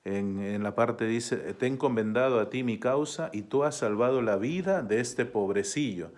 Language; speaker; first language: Spanish; native; Spanish